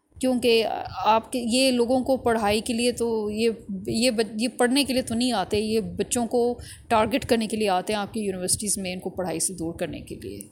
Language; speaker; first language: Urdu; native; Urdu